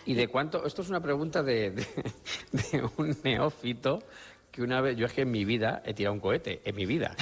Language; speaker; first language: Spanish; native; Spanish